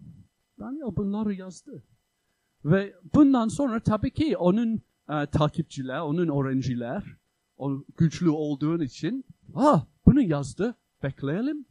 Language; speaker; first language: Turkish; non-native, fluent; English